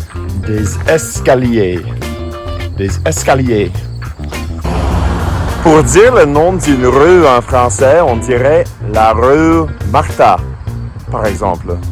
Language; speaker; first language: French; non-native, fluent; English